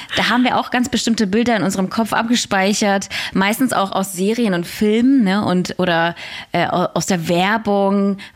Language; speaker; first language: German; early bilingual, other home language; Russian